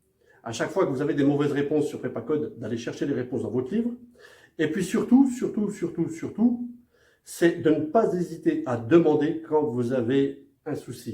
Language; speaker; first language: French; native; French